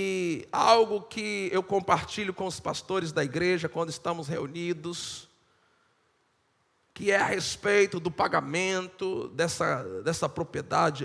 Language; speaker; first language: Portuguese; native; Portuguese